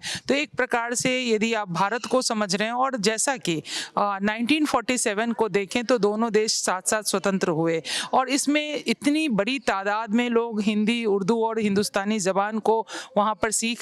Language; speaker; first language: Hindi; native; Hindi